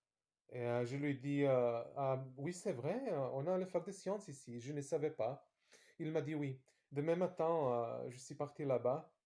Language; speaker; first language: French; non-native, fluent; Serbian